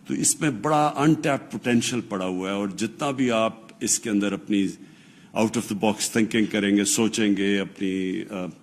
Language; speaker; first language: Urdu; native; Urdu